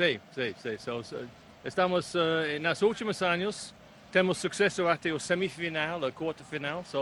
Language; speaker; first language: Portuguese; non-native, learner; English